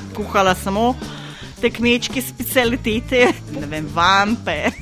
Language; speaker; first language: Slovenian; non-native, fluent; Ukrainian